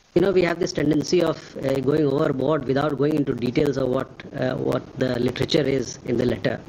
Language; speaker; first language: English; non-native, local second language; Hindi